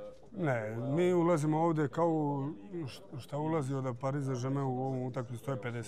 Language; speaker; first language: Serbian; early bilingual, heritage; German